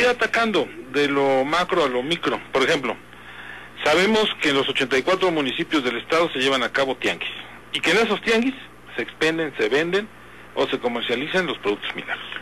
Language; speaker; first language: Spanish; native; Spanish